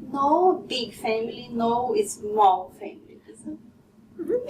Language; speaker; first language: English; non-native, learner; Portuguese